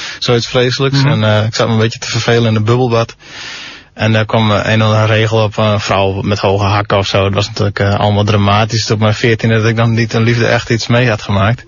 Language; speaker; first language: Dutch; non-native, local second language; Western Frisian